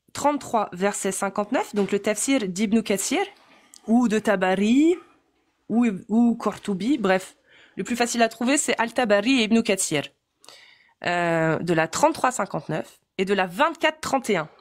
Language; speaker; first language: French; native; French